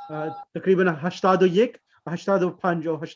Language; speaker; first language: Persian; non-native, learner; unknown